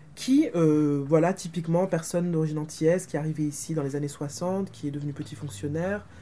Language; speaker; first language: French; native; French